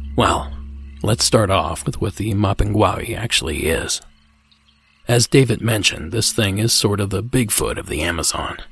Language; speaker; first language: English; native; English